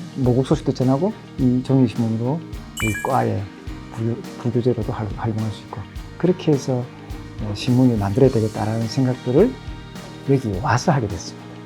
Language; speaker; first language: Korean; native; Korean